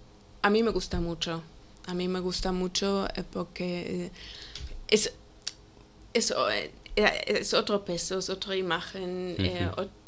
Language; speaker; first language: Spanish; non-native, fluent; German